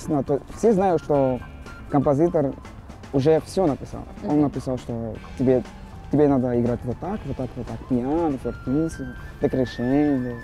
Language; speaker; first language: Russian; non-native, learner; Portuguese